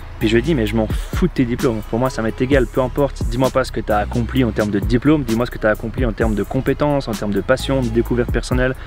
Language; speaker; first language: French; native; French